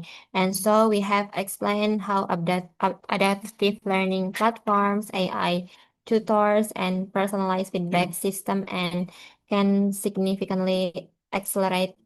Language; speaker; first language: English; non-native, learner; Indonesian